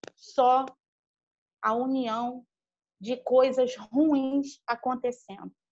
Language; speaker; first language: Portuguese; native; Portuguese